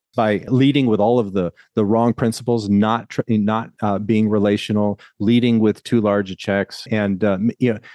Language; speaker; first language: English; native; English